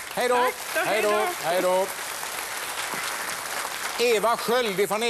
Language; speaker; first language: Swedish; native; Swedish